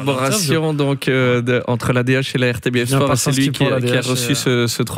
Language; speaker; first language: French; native; French